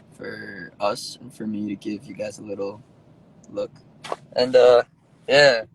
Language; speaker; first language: English; early bilingual, other home language; Korean